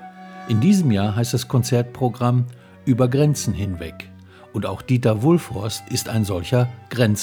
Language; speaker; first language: German; native; German